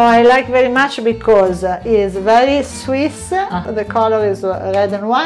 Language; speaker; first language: English; non-native, learner; Italian